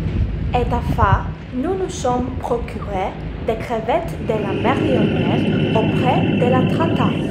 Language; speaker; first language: French; non-native, learner; Greek